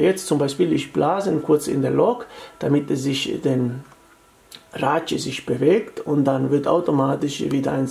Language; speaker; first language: German; non-native, fluent; Italian